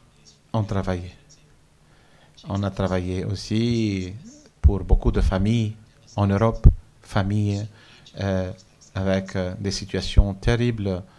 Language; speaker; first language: French; non-native, fluent; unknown